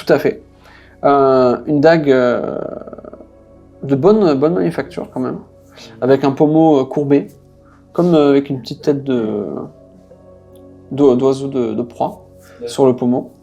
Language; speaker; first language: French; native; French